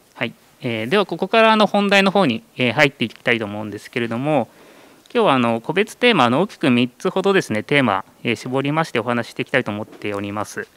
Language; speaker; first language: Japanese; native; Japanese